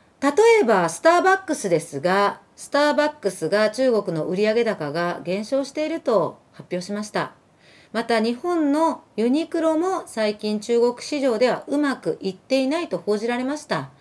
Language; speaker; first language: Japanese; early bilingual, other home language; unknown